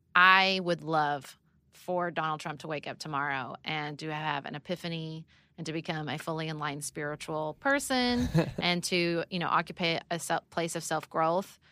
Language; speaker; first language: English; native; English